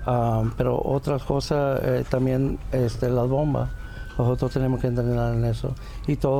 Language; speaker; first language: Spanish; early bilingual, heritage; Spanish